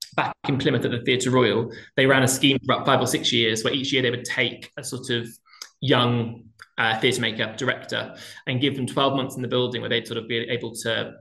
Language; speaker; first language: English; native; English